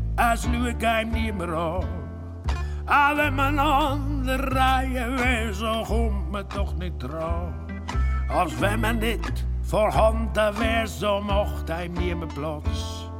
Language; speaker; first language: German; native; German